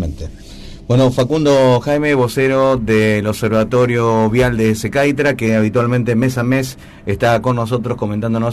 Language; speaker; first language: Spanish; native; Spanish